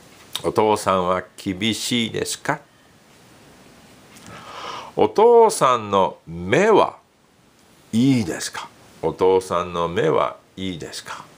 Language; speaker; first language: Japanese; non-native, fluent; English